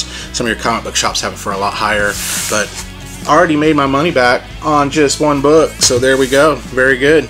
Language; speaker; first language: English; native; English